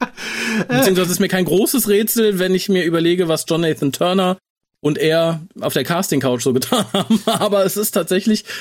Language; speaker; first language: German; native; German